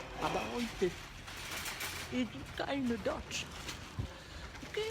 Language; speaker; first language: German; non-native, learner; French